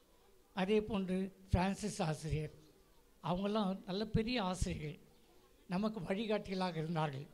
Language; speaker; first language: Tamil; native; Tamil